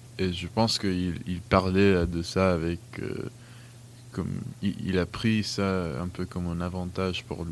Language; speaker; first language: French; non-native, fluent; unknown